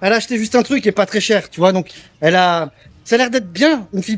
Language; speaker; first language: French; native; French